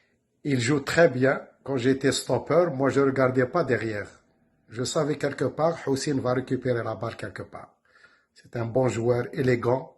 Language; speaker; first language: French; non-native, local second language; Kabyle